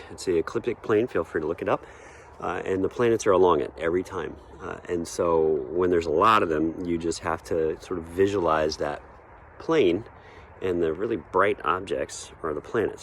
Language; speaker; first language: English; native; English